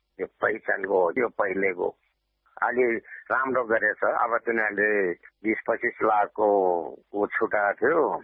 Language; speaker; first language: Nepali; non-native, local second language; Gurung